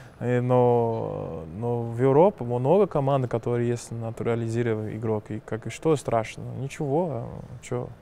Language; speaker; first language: Russian; non-native, fluent; Portuguese